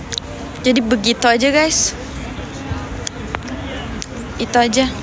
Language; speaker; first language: Indonesian; non-native, learner; Turkish